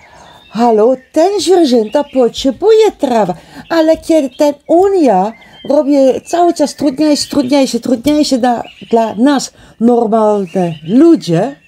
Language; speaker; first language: Polish; non-native, learner; Dutch